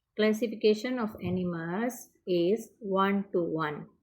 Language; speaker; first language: English; non-native, local second language; Malay